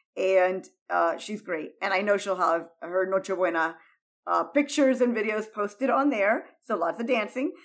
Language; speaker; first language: English; early bilingual, heritage; Spanish